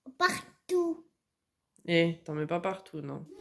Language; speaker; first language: French; native; French